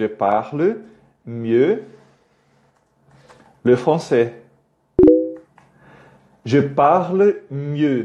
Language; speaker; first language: French; non-native, fluent; Portuguese